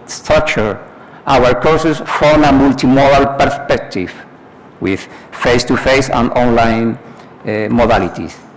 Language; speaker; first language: English; non-native, fluent; Spanish